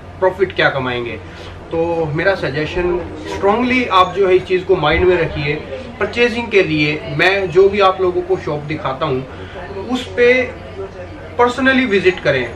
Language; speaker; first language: Hindi; native; Hindi